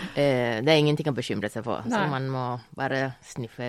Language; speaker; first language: Norwegian; non-native, fluent; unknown